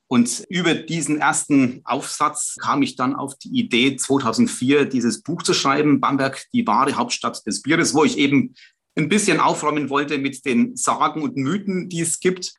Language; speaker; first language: German; native; German